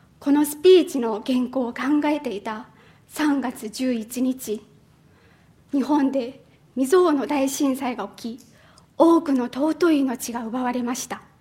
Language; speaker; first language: Japanese; non-native, fluent; Chinese